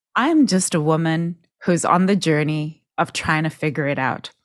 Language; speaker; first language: English; non-native, local second language; Shona